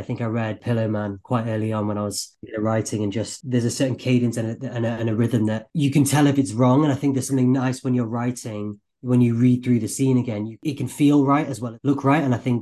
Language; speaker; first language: English; native; English